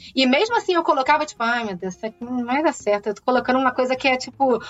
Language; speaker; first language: Portuguese; native; Portuguese